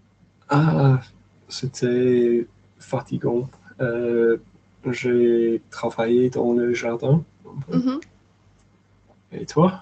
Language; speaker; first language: French; non-native, learner; English